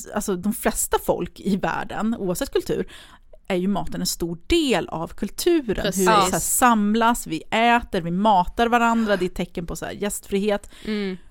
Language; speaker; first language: Swedish; early bilingual, other home language; Greek